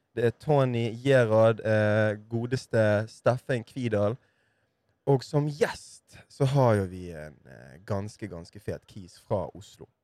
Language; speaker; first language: Norwegian; native; Norwegian